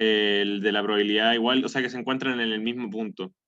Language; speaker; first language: Spanish; native; Spanish